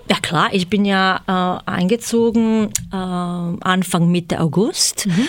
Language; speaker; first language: German; non-native, fluent; Croatian